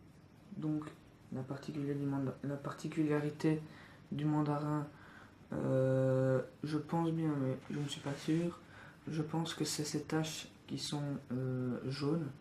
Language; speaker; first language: French; native; French